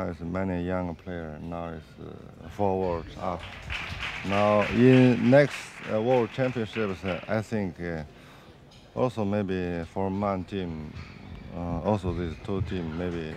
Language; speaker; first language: English; non-native, learner; Chinese